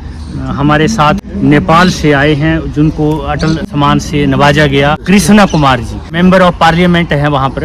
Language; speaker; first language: Hindi; native; Hindi